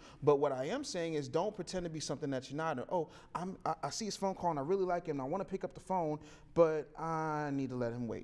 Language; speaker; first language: English; native; English